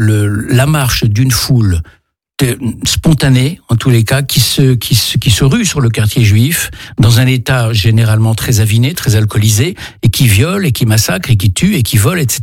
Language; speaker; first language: French; native; French